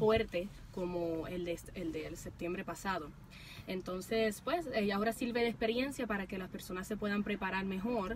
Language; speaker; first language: Spanish; native; Spanish